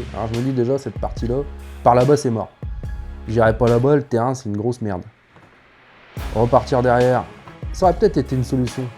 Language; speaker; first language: French; native; French